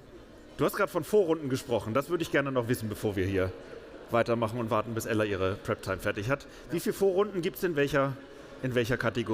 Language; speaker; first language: German; native; German